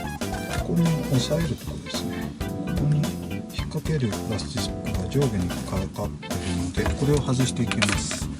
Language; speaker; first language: Japanese; native; Japanese